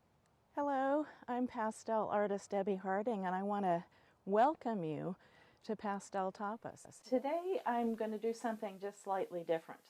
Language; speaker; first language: English; native; English